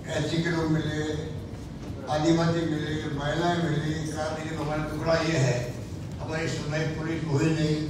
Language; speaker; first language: Hindi; native; Hindi